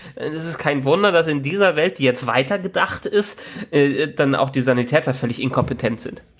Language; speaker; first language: German; native; German